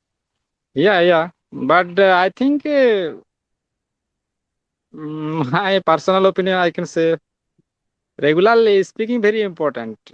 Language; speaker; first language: English; non-native, learner; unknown